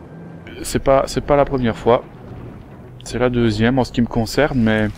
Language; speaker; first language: French; native; French